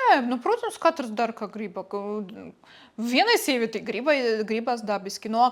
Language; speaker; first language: Latvian; non-native, local second language; Russian